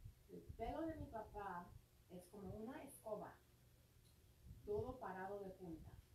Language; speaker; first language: Spanish; early bilingual, heritage; Spanish